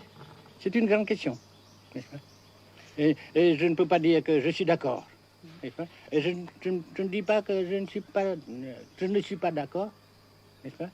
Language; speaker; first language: French; non-native, fluent; Vietnamese